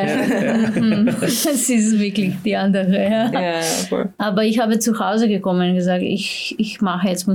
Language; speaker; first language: German; non-native, learner; Slovenian